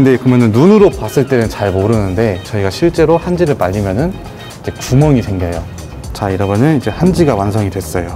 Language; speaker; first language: Korean; native; Korean